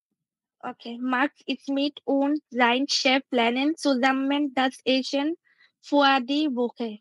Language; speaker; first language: German; non-native, learner; Bangla